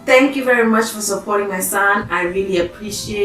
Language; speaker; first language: English; native; English